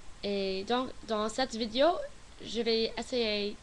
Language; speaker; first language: French; non-native, learner; English